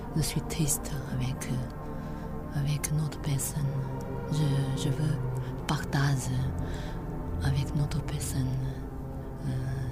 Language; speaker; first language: French; non-native, learner; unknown